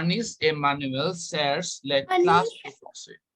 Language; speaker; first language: French; non-native, fluent; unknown